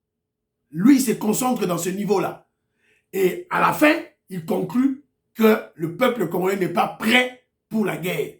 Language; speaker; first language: French; non-native, local second language; Lingala